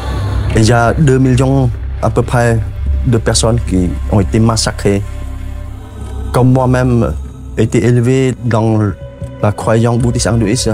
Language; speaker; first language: French; non-native, fluent; Khmer